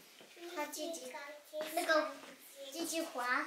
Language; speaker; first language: Chinese; early bilingual, heritage; Chinese